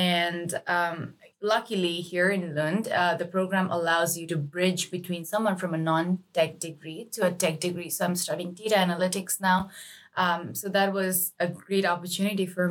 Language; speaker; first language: English; non-native, local second language; Nepali